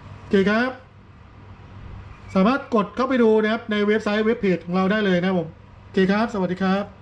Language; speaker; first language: Thai; native; Thai